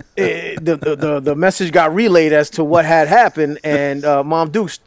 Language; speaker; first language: English; early bilingual, other home language; Spanish